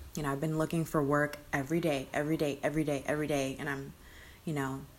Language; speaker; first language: English; early bilingual, other home language; Spanish